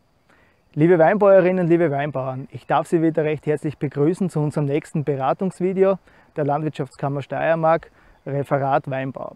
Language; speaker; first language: German; native; German